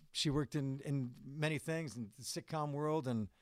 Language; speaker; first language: English; native; English